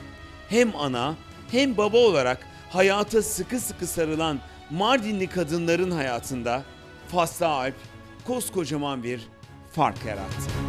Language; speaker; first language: Turkish; native; Turkish